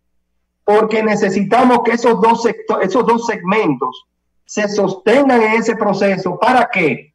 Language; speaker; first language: Spanish; native; Spanish